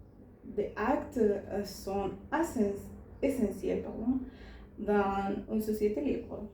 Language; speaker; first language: French; non-native, learner; Spanish